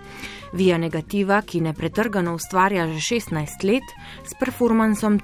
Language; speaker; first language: Slovenian; native; Slovenian